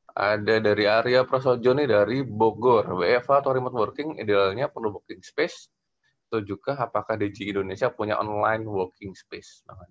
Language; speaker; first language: Indonesian; native; Indonesian